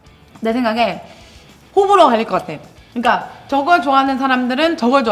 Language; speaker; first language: Korean; native; Korean